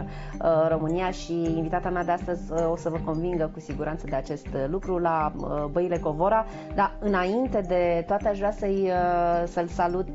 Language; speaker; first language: Romanian; native; Romanian